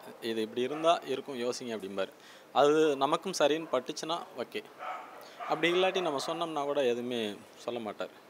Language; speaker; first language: Tamil; native; Tamil